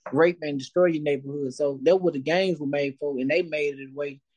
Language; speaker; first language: English; native; English